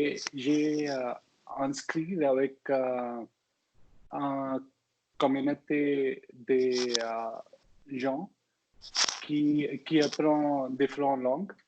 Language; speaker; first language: French; non-native, learner; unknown